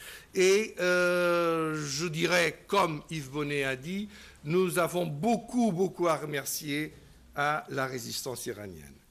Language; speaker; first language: French; non-native, fluent; Portuguese